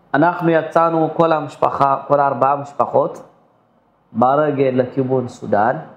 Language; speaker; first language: Hebrew; non-native, fluent; Amharic